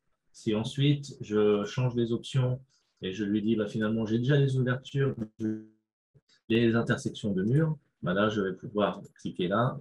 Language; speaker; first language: French; native; French